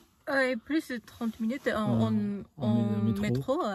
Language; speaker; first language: French; non-native, learner; Japanese